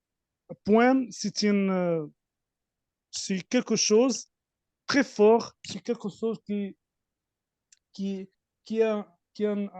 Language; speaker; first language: French; non-native, learner; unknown